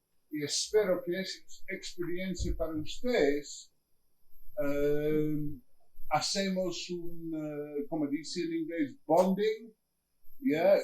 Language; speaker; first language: Spanish; non-native, learner; English